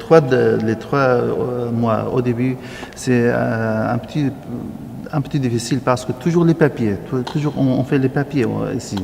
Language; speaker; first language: French; non-native, learner; Arabic